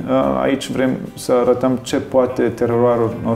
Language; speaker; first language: Romanian; non-native, learner; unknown